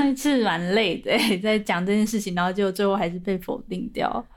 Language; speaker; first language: Chinese; native; Chinese